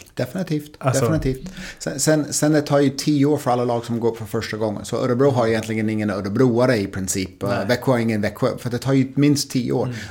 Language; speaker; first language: Swedish; non-native, fluent; English